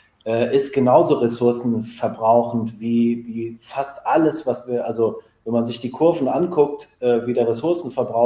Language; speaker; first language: German; native; German